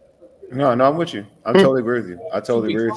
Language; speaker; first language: English; native; English